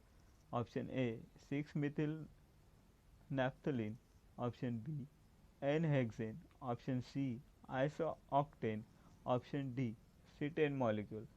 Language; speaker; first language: English; non-native, local second language; Marathi